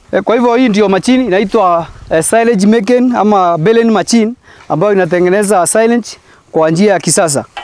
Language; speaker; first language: Swahili; non-native, local second language; Meru